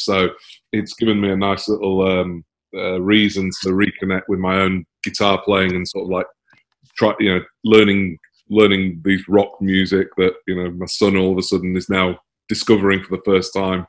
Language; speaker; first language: English; native; English